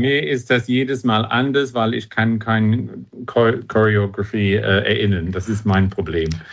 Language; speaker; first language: German; non-native, learner; English